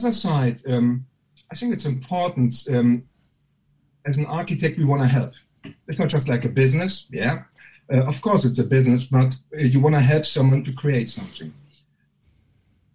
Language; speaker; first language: English; non-native, fluent; German